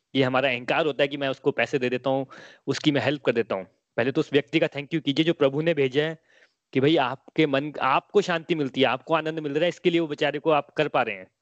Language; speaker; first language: Hindi; native; Hindi